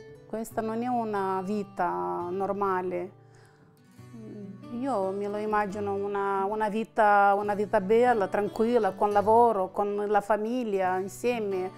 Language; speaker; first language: Italian; non-native, learner; Russian